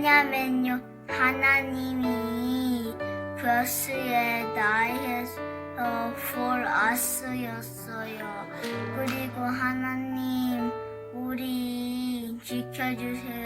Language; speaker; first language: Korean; early bilingual, heritage; Korean